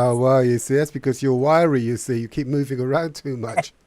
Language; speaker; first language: English; native; English